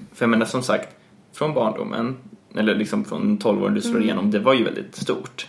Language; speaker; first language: Swedish; native; Swedish